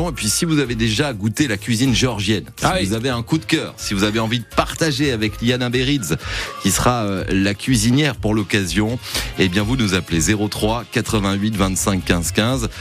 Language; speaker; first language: French; native; French